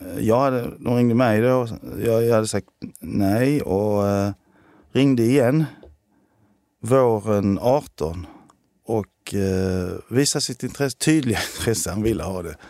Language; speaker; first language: Swedish; early bilingual, other home language; Armenian